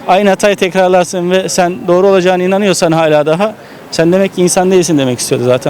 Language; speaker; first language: Turkish; native; Turkish